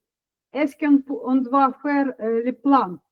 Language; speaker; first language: French; non-native, fluent; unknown